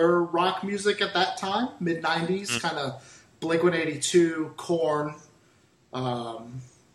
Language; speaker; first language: English; native; English